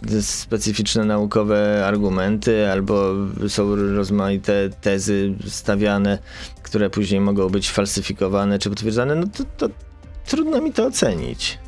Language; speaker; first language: Polish; native; Polish